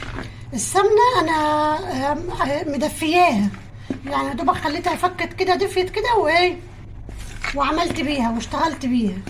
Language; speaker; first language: Arabic; native; Arabic